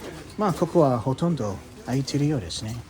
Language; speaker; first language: Japanese; non-native, learner; English